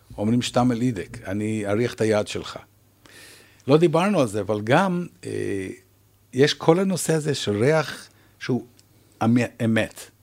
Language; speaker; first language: Hebrew; non-native, fluent; English